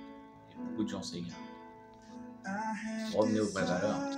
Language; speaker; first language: French; native; French